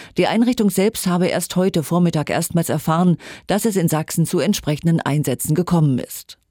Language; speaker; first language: German; native; German